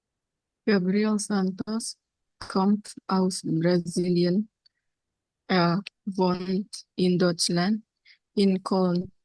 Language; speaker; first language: German; non-native, learner; Indonesian